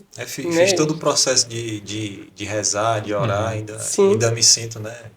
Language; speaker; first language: Portuguese; native; Portuguese